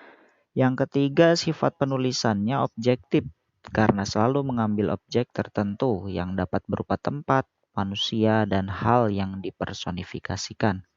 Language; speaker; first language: Indonesian; native; Indonesian